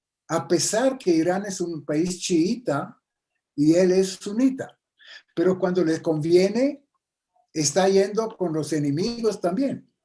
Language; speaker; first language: Spanish; non-native, fluent; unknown